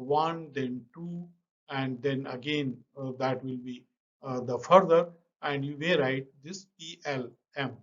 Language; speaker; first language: English; non-native, local second language; Hindi